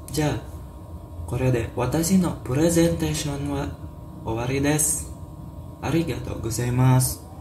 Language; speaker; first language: Japanese; non-native, learner; Indonesian